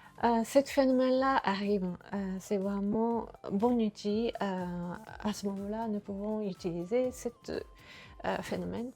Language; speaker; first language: French; non-native, fluent; Japanese